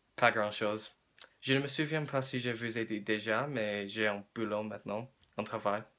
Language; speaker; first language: French; non-native, learner; English